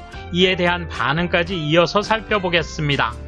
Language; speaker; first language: Korean; native; Korean